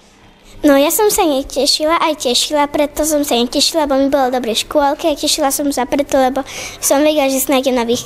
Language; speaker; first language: Slovak; non-native, local second language; Hungarian